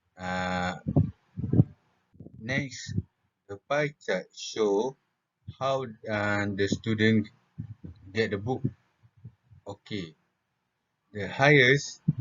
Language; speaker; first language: English; non-native, local second language; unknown